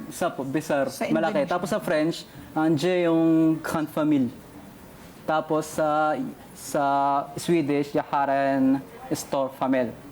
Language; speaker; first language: Filipino; native; Filipino